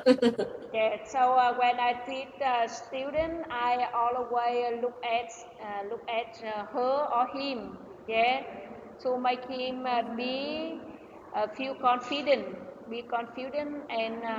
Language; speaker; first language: English; non-native, learner; Vietnamese